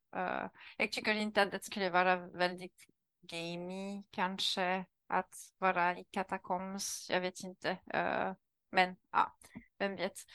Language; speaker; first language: Swedish; non-native, learner; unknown